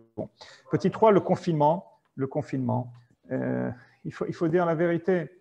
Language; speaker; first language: French; native; French